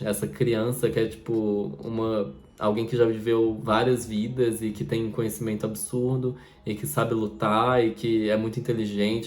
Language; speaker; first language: Portuguese; native; Portuguese